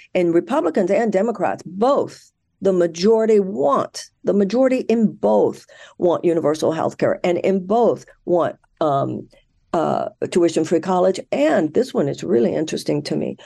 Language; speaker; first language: English; native; English